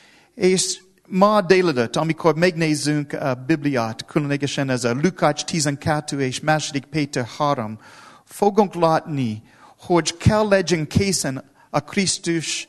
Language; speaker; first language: Hungarian; non-native, learner; English